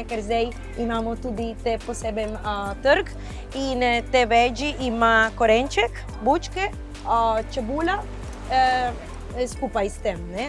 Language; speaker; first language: Slovenian; non-native, fluent; Spanish